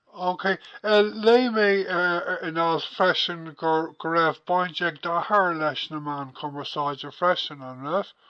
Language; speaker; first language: Irish; non-native, local second language; English